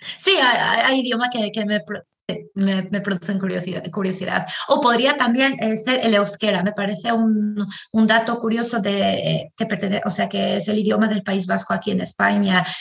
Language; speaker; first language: Spanish; non-native, fluent; Albanian